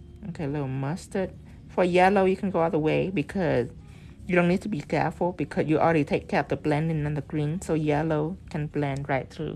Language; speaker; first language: English; non-native, fluent; Vietnamese